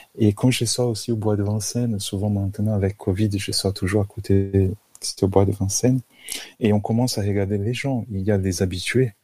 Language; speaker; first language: French; non-native, fluent; Portuguese